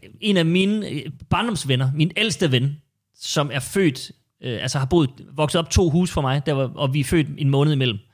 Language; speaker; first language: Danish; native; Danish